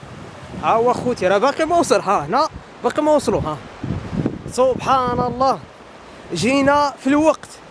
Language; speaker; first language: Arabic; native; Arabic